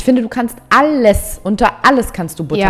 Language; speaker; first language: German; native; German